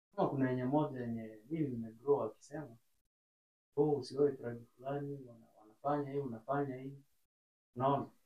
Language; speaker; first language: Swahili; native; Swahili